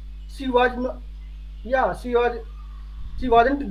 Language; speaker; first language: English; non-native, learner; Hindi